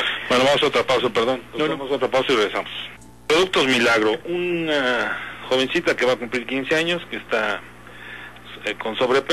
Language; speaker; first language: Spanish; native; Spanish